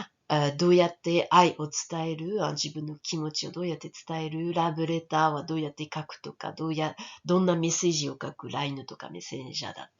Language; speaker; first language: Japanese; non-native, fluent; French